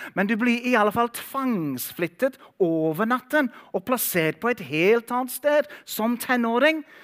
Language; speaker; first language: Norwegian; non-native, fluent; English